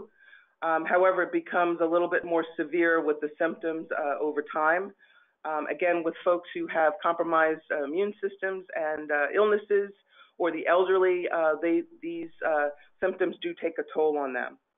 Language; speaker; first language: English; native; English